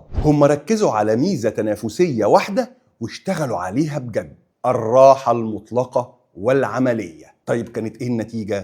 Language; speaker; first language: Arabic; native; Arabic